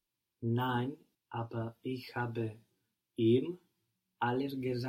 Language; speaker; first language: German; non-native, learner; English